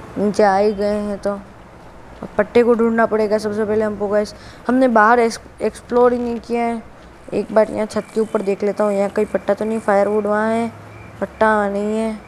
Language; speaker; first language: Hindi; non-native, local second language; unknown